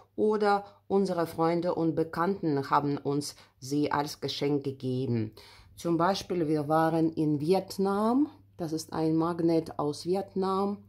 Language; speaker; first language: German; non-native, fluent; Russian